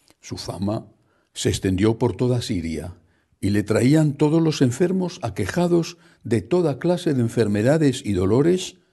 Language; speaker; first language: Spanish; native; Spanish